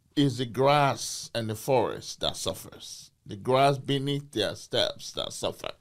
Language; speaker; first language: English; non-native, local second language; Bini